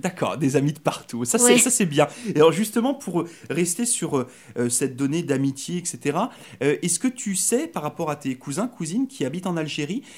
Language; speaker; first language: French; native; French